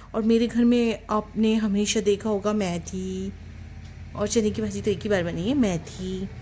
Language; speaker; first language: Hindi; non-native, local second language; Bangla